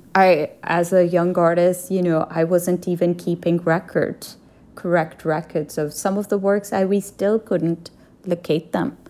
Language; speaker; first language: English; non-native, local second language; Urdu